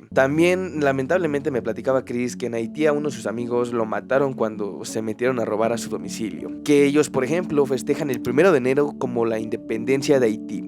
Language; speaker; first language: Spanish; native; Spanish